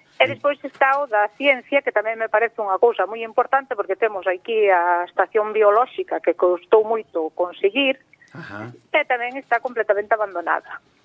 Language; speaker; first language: Galician; native; Galician